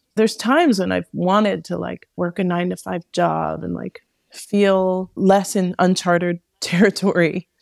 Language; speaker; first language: English; native; English